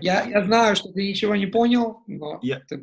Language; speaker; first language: Russian; non-native, fluent; Italian